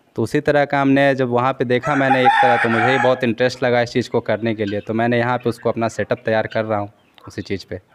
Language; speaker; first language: Hindi; native; Hindi